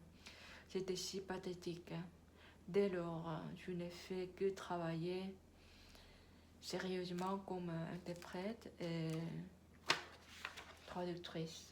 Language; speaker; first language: French; non-native, learner; Korean